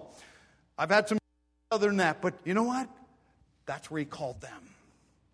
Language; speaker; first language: English; native; English